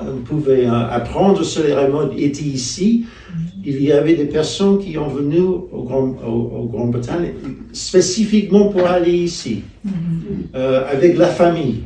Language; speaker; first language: French; non-native, fluent; English